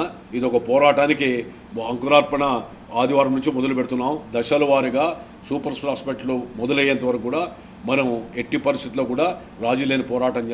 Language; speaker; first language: Telugu; native; Telugu